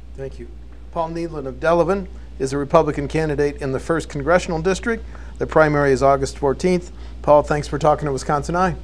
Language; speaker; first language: English; native; English